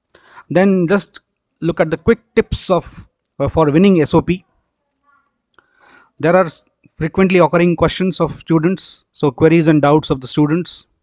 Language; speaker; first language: English; non-native, local second language; Marathi